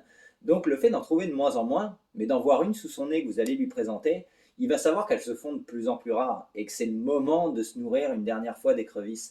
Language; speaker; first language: French; native; French